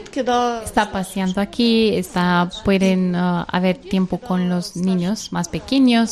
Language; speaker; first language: Spanish; non-native, learner; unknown